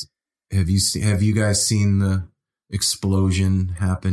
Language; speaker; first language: English; native; English